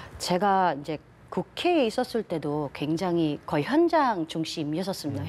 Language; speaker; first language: Korean; non-native, fluent; Filipino